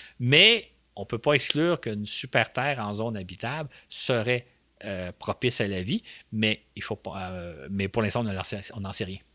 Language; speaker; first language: French; native; French